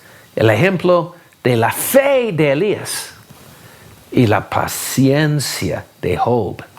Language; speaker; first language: Spanish; non-native, fluent; English